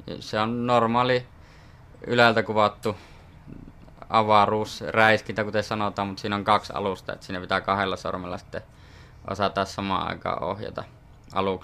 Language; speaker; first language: Finnish; native; Finnish